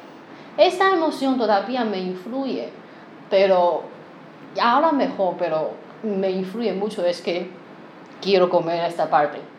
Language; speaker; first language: Spanish; non-native, learner; Chinese